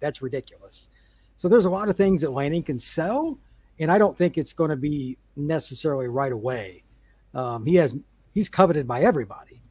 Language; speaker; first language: English; native; English